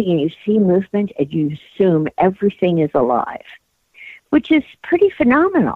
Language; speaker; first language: English; native; English